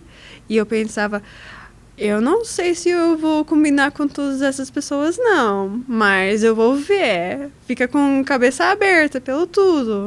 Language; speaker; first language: Portuguese; non-native, learner; English